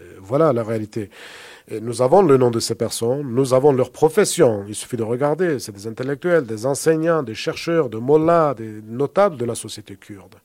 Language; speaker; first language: French; non-native, fluent; Kurdish